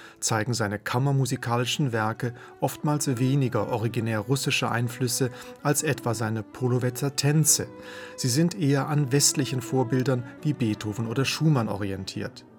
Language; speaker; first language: German; native; German